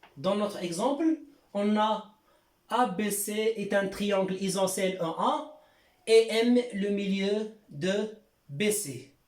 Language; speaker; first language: French; non-native, local second language; Arabic